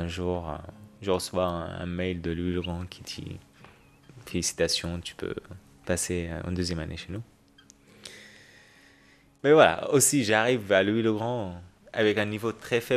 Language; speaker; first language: French; non-native, fluent; Arabic